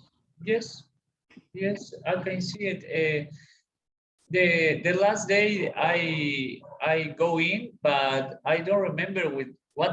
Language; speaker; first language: English; non-native, learner; Spanish